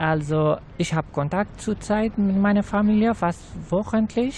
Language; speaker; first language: German; non-native, fluent; Arabic